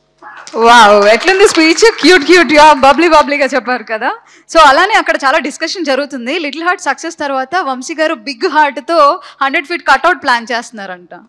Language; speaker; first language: Telugu; native; Telugu